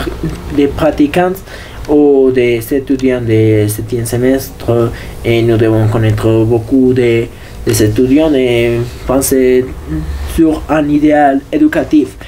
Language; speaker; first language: French; non-native, learner; Spanish